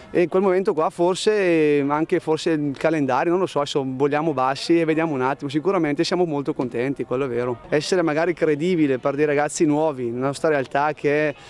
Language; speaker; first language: Italian; native; Italian